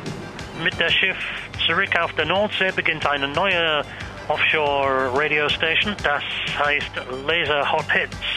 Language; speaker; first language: German; non-native, learner; English